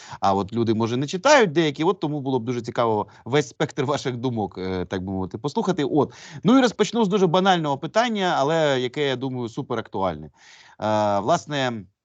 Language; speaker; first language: Ukrainian; native; Ukrainian